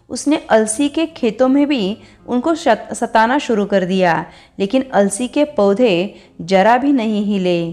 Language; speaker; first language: Hindi; non-native, local second language; Marathi